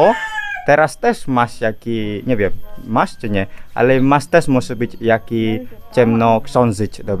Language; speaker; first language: Polish; non-native, learner; Balinese